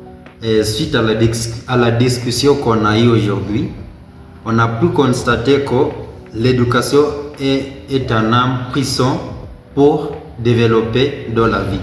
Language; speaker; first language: French; non-native, learner; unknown